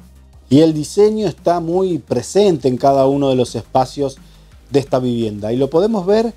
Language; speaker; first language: Spanish; native; Spanish